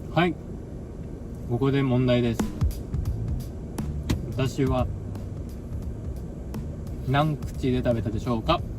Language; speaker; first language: Japanese; native; Japanese